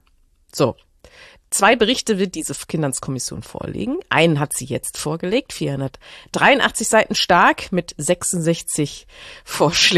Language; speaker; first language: German; native; German